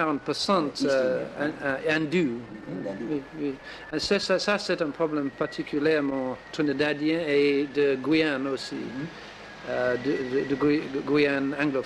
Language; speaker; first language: French; non-native, learner; English